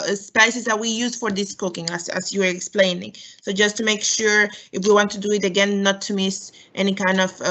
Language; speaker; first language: English; non-native, fluent; Romanian